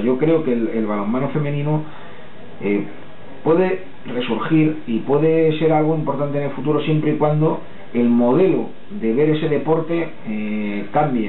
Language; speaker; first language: Spanish; native; Spanish